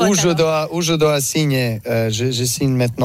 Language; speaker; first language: French; non-native, learner; Serbian